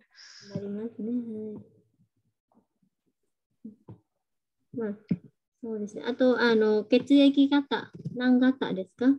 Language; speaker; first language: Japanese; non-native, fluent; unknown